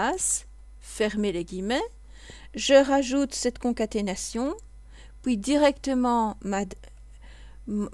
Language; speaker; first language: French; native; French